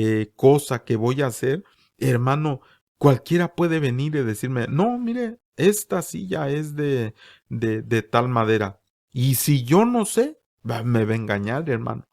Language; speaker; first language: Spanish; native; Spanish